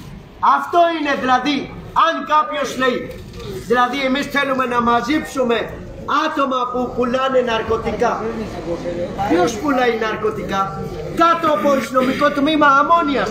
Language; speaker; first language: Greek; non-native, fluent; Urdu